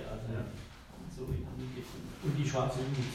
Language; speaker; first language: German; native; German